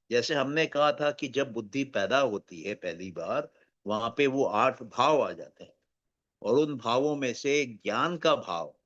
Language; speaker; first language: Hindi; native; Hindi